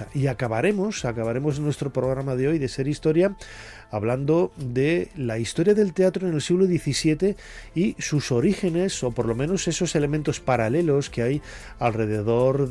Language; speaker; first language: Spanish; native; Spanish